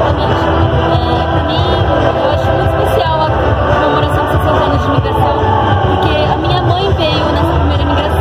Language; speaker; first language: Portuguese; early bilingual, other home language; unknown